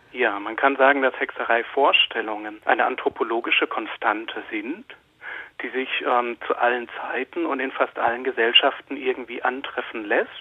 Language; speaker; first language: German; native; German